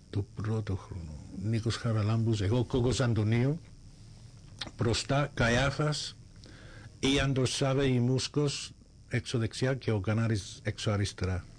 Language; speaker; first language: Greek; early bilingual, heritage; Greek